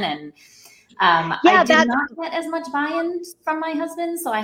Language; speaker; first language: English; native; English